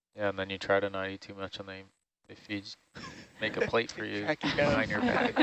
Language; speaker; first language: English; native; English